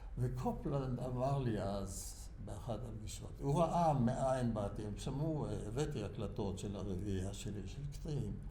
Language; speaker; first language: Hebrew; early bilingual, other home language; German